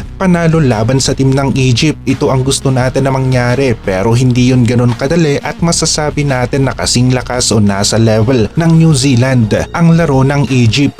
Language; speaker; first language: Filipino; native; Filipino